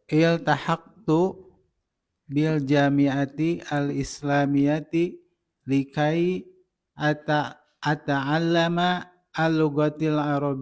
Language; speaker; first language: Arabic; non-native, learner; Indonesian